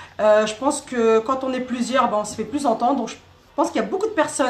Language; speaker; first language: French; native; French